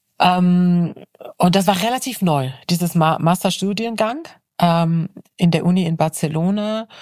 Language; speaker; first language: German; non-native, fluent; Arabic